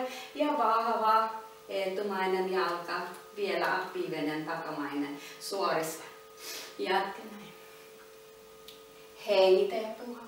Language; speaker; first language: Finnish; non-native, learner; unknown